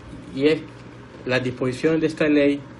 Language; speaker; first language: Spanish; native; Spanish